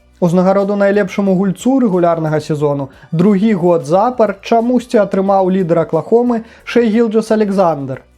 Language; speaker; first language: Belarusian; native; Belarusian